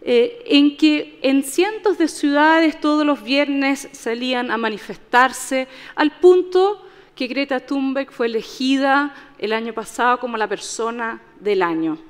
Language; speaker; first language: Spanish; native; Spanish